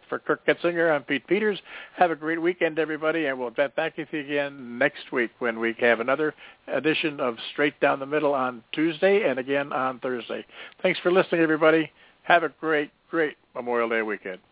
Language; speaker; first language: English; native; English